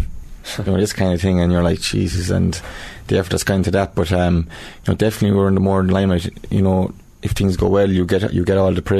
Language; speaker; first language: English; native; English